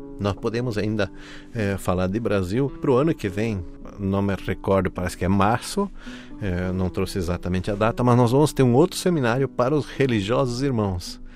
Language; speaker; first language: Portuguese; native; Portuguese